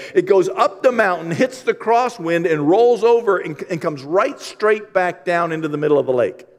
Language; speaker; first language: English; native; English